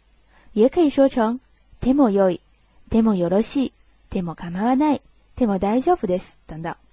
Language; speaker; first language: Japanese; non-native, fluent; Chinese